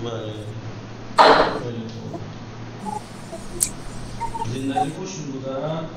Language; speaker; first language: Persian; non-native, fluent; Urdu